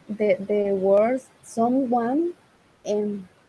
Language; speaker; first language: English; non-native, learner; Spanish